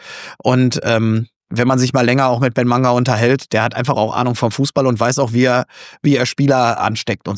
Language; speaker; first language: German; native; German